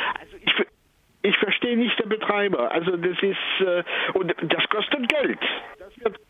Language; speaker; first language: German; non-native, fluent; French